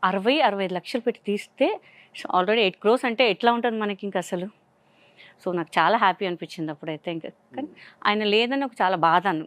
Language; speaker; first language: Telugu; non-native, local second language; Hindi